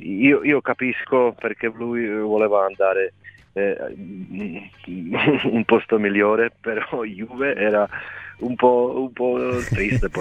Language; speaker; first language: Italian; non-native, fluent; Czech